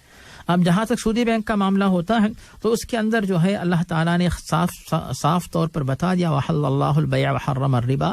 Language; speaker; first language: Urdu; native; Urdu